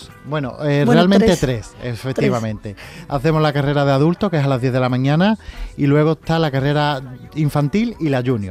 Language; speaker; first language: Spanish; native; Spanish